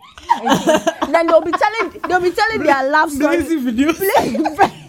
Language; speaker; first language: English; non-native, local second language; Akan